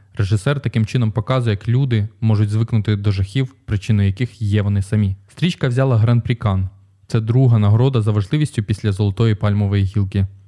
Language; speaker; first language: Ukrainian; native; Ukrainian